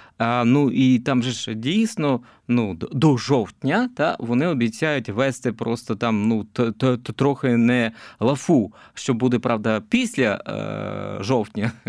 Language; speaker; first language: Ukrainian; native; Ukrainian